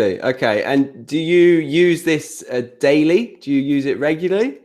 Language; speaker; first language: English; native; English